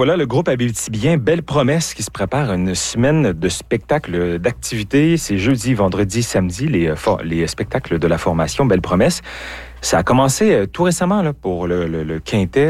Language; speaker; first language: French; native; French